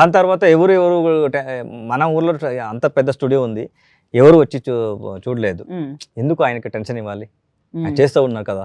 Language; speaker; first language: Telugu; non-native, learner; Kannada